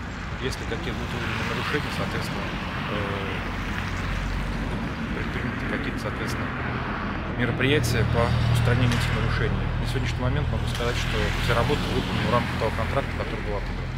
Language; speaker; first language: Russian; native; Russian